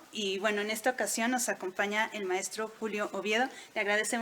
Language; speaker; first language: Spanish; native; Spanish